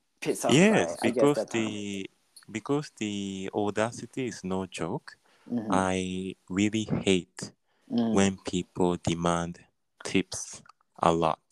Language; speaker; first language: English; non-native, learner; Japanese